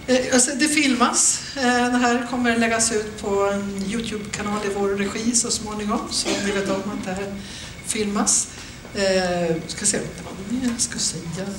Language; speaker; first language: Swedish; native; Swedish